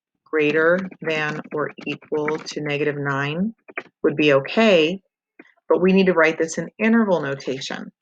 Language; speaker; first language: English; native; English